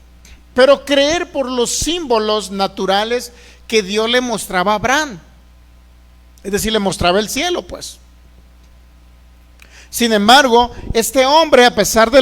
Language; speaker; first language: Spanish; native; Spanish